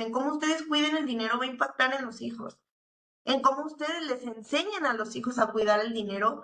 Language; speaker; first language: Spanish; native; Spanish